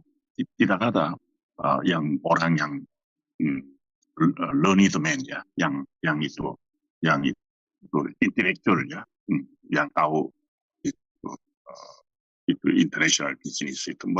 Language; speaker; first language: Indonesian; non-native, fluent; Korean